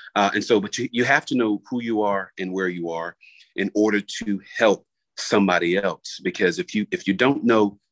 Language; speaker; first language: English; native; English